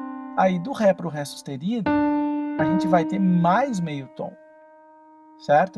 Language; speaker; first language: Portuguese; native; Portuguese